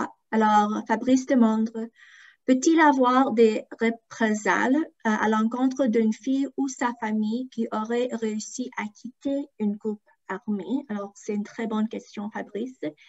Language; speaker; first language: French; non-native, fluent; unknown